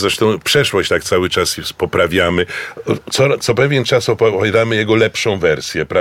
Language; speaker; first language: Polish; native; Polish